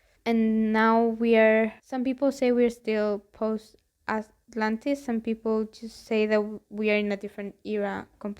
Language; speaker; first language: English; non-native, fluent; Spanish